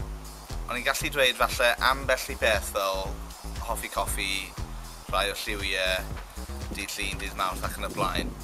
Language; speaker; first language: Welsh; non-native, local second language; English